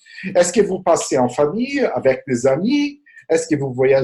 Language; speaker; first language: French; non-native, fluent; Portuguese